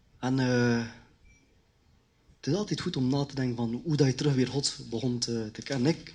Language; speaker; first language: Dutch; early bilingual, other home language; Khmer